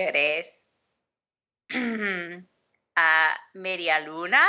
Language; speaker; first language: Spanish; non-native, learner; English